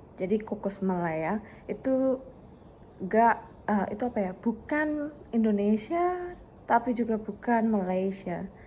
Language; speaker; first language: Indonesian; native; Indonesian